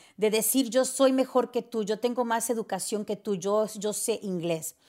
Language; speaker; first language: Spanish; early bilingual, heritage; Spanish